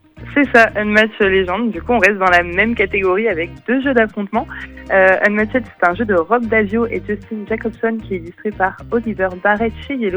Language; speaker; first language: French; native; French